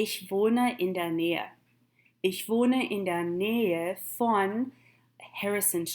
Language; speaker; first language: German; non-native, fluent; English